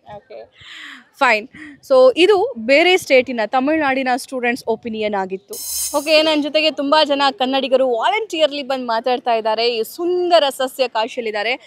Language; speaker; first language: Kannada; native; Kannada